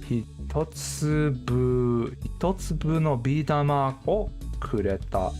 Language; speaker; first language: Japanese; non-native, learner; English